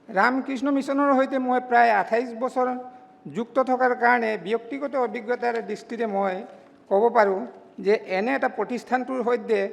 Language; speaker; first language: Assamese; non-native, local second language; Mising